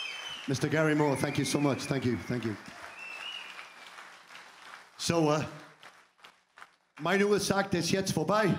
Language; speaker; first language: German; non-native, fluent; English